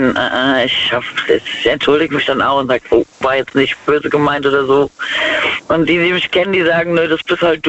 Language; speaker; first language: German; native; German